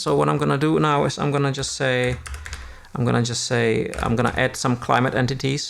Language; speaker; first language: English; non-native, fluent; Czech